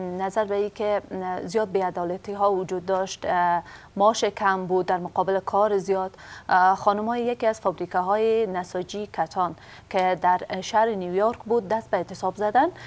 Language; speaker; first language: Persian; native; Persian